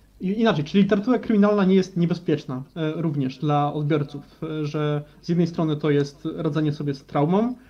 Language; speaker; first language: Polish; native; Polish